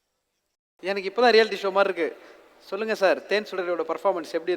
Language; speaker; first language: Tamil; native; Tamil